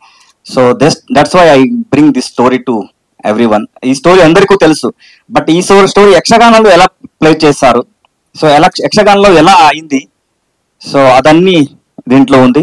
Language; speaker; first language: Telugu; non-native, learner; Kannada